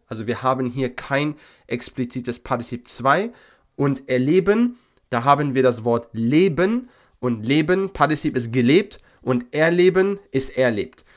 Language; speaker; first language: German; native; German